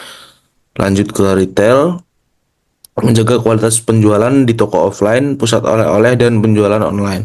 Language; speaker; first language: Indonesian; native; Indonesian